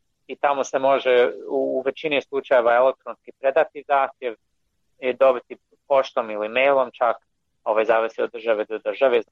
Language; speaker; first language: Croatian; non-native, fluent; English